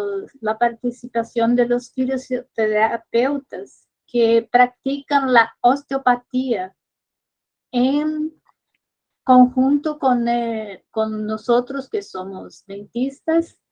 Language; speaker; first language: Spanish; non-native, learner; Portuguese